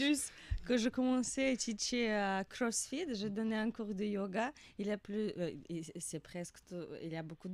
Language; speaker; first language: French; non-native, learner; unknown